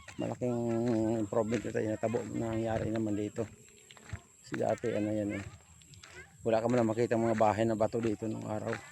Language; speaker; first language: Filipino; non-native, local second language; Aklanon